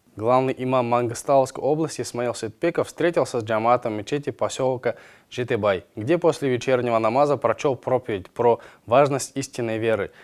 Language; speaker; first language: Russian; non-native, local second language; Kazakh